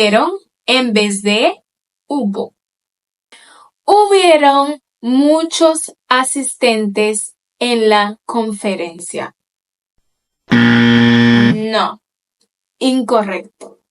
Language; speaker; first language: Spanish; non-native, fluent; Haitian Creole